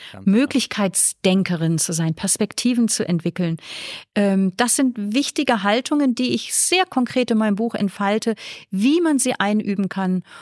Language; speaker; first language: German; native; German